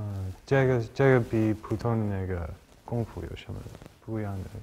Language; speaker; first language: Chinese; non-native, fluent; English